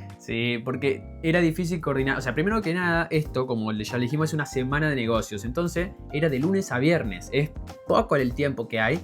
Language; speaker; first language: Spanish; native; Spanish